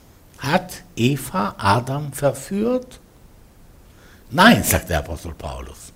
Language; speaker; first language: German; non-native, fluent; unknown